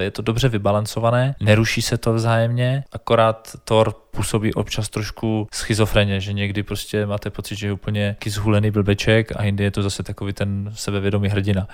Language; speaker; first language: Czech; native; Czech